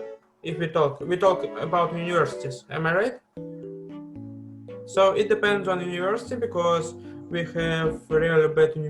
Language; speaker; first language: English; non-native, fluent; Russian